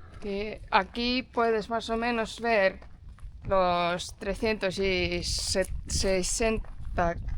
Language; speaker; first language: Spanish; non-native, fluent; Portuguese